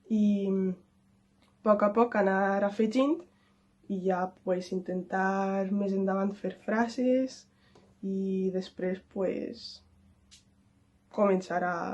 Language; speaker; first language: Catalan; non-native, local second language; Spanish